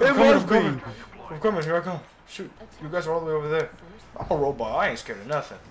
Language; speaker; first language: English; native; English